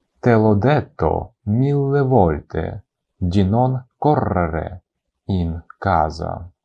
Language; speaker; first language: Italian; non-native, fluent; Ukrainian